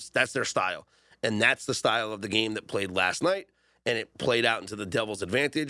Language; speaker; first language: English; native; English